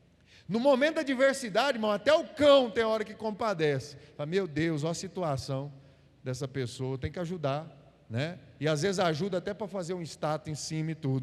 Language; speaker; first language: Portuguese; native; Portuguese